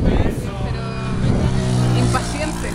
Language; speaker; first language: Spanish; native; Spanish